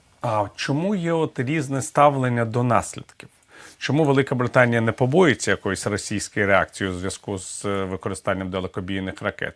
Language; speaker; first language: Ukrainian; native; Ukrainian